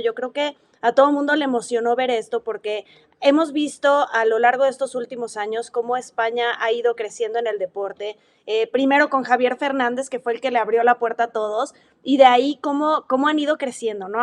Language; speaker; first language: Spanish; native; Spanish